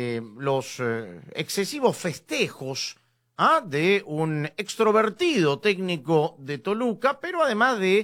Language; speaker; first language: Spanish; native; Spanish